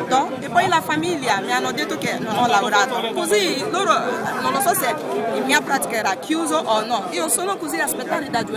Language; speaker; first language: Italian; non-native, learner; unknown